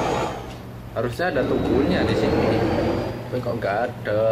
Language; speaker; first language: Indonesian; native; Indonesian